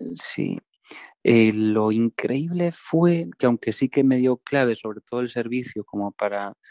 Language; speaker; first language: Spanish; native; Spanish